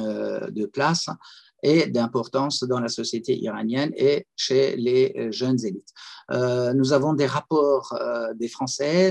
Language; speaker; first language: French; non-native, fluent; Persian